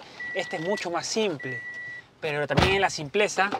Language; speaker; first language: Spanish; native; Spanish